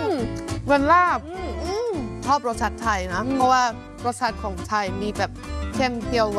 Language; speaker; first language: Thai; non-native, fluent; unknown